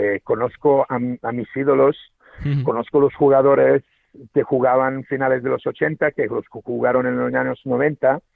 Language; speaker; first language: Spanish; non-native, fluent; Serbian